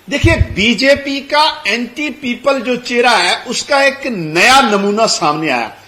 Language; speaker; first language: Hindi; non-native, local second language; Punjabi